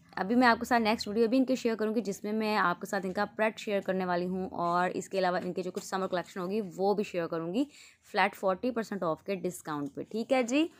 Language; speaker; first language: Hindi; native; Hindi